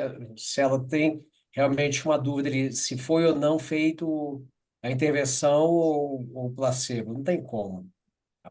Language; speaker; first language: Portuguese; native; Portuguese